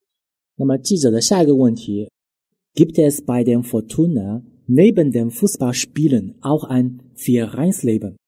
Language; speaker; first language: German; non-native, fluent; Chinese